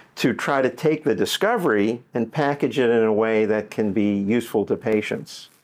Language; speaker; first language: English; native; English